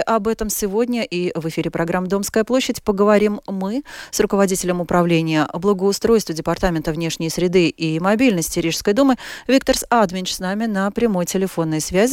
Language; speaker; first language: Russian; native; Russian